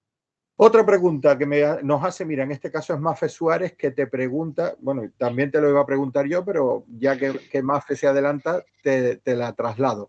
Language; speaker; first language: Spanish; native; Spanish